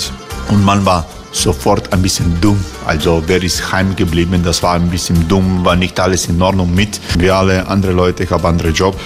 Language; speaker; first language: German; non-native, fluent; Croatian